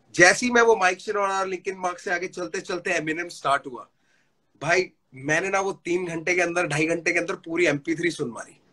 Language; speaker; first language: Hindi; native; Hindi